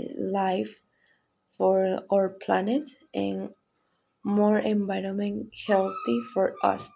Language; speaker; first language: English; non-native, learner; Spanish